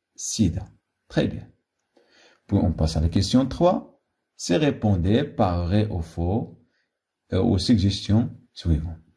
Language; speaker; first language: French; non-native, local second language; Arabic